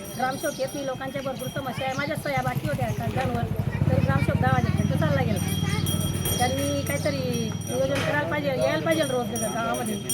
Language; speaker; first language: Marathi; native; Marathi